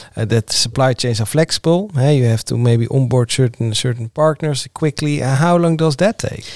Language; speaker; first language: English; non-native, fluent; Dutch